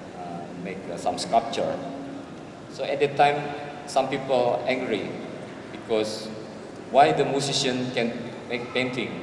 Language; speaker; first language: English; non-native, learner; Indonesian